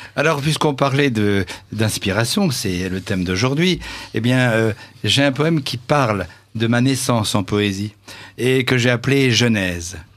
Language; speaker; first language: French; native; French